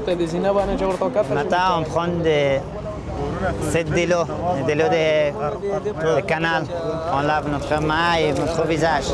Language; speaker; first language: French; non-native, learner; Persian